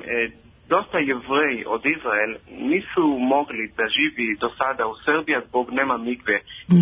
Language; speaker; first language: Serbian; non-native, learner; Hebrew